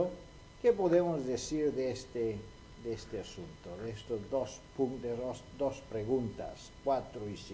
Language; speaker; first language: Spanish; non-native, fluent; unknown